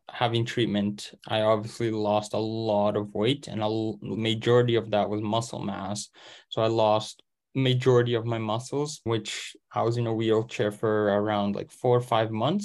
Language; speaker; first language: English; early bilingual, other home language; Portuguese